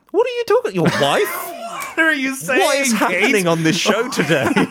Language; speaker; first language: English; non-native, fluent; Korean